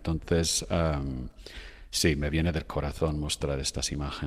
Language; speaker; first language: Spanish; non-native, fluent; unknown